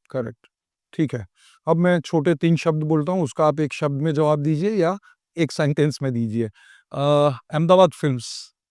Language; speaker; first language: Hindi; non-native, local second language; Gujarati